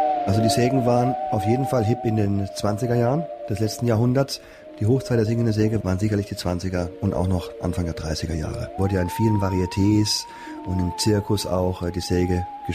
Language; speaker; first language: German; native; German